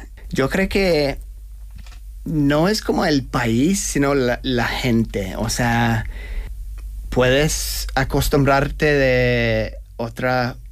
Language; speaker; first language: Spanish; non-native, fluent; English